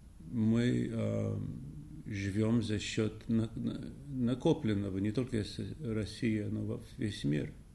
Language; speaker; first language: Russian; non-native, fluent; English